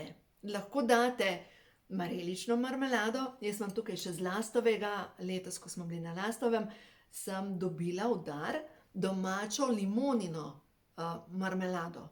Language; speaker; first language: Slovenian; native; Slovenian